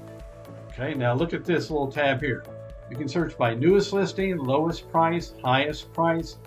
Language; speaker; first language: English; native; English